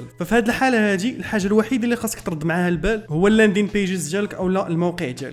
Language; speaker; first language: Arabic; native; Arabic